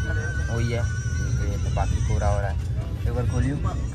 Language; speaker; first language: Hindi; native; Hindi